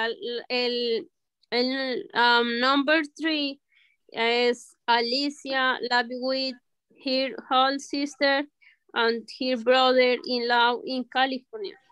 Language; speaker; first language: English; non-native, learner; Spanish